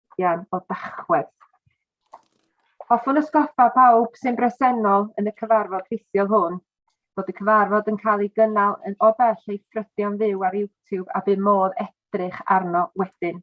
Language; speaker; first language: Welsh; native; Welsh